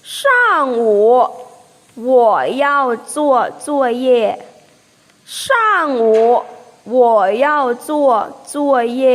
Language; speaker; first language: Chinese; non-native, fluent; Thai